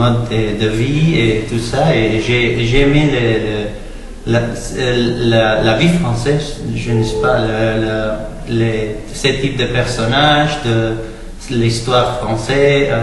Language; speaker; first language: French; non-native, learner; Spanish